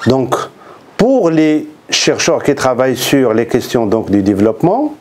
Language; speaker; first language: French; non-native, local second language; Arabic